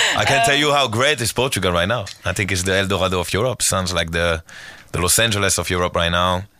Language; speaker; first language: English; non-native, fluent; French